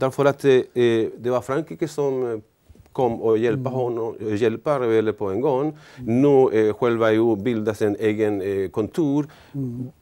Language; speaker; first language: Swedish; non-native, learner; Spanish